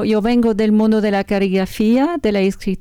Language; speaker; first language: Spanish; non-native, learner; French